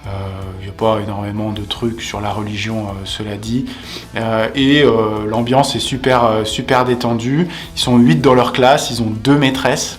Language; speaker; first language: French; native; French